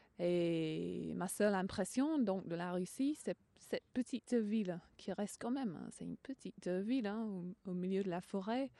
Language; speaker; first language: French; non-native, fluent; English